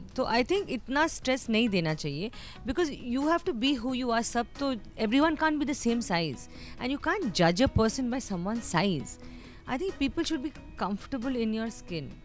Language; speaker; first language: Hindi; non-native, local second language; Bangla